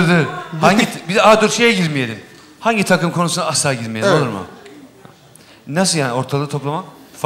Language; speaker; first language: Turkish; native; Turkish